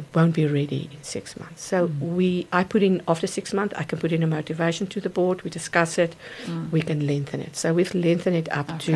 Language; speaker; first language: English; non-native, local second language; Afrikaans